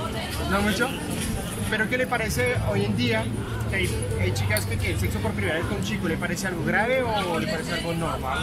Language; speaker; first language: Spanish; non-native, fluent; French